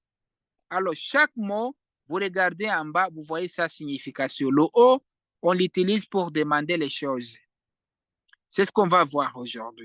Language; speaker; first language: French; non-native, fluent; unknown